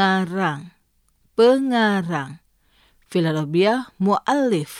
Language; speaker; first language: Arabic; non-native, fluent; Indonesian